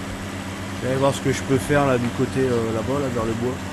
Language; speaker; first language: French; native; French